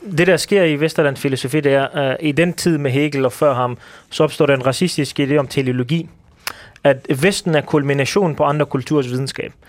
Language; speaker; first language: Danish; early bilingual, other home language; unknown